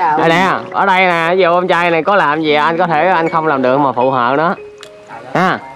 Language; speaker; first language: Vietnamese; native; Vietnamese